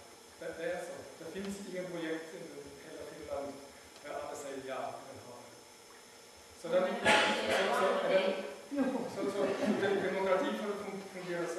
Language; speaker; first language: Swedish; non-native, learner; German